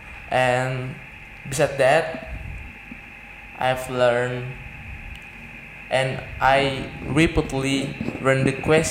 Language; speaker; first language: English; non-native, learner; Indonesian